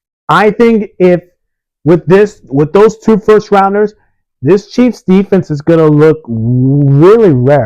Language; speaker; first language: English; early bilingual, other home language; Spanish